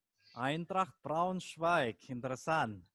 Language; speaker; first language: German; non-native, fluent; Indonesian